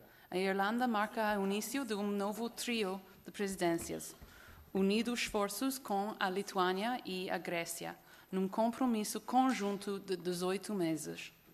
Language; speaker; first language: Portuguese; non-native, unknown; English